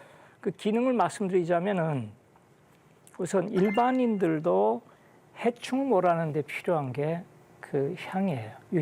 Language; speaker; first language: Korean; native; Korean